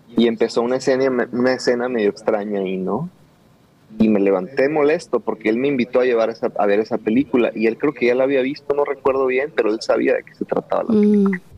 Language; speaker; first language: Spanish; native; Spanish